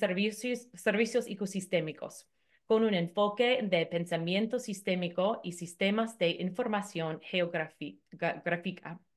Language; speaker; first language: Spanish; non-native, fluent; English